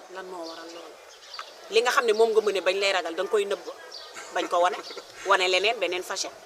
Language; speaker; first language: Wolof; native; Wolof